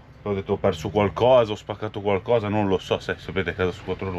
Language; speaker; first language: Italian; native; Italian